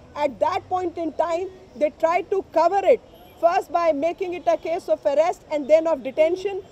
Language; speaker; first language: English; non-native, local second language; Hindi